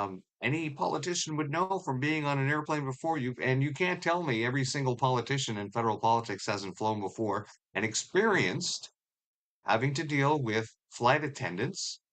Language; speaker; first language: English; native; English